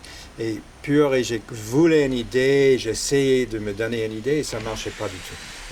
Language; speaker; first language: French; non-native, fluent; English